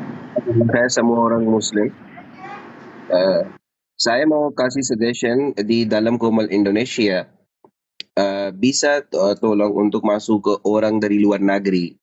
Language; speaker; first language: Indonesian; non-native, learner; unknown